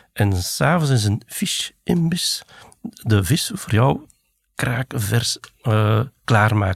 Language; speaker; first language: Dutch; native; Dutch